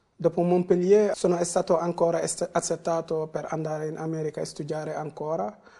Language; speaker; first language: Italian; non-native, fluent; Wolof